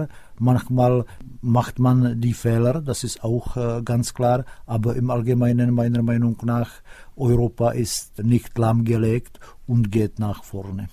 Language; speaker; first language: German; non-native, fluent; Czech